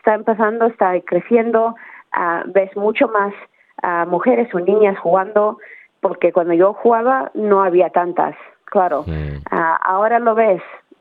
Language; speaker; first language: Spanish; early bilingual, heritage; Spanish